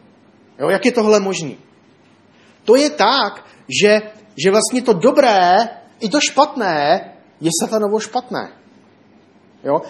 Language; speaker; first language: Czech; native; Czech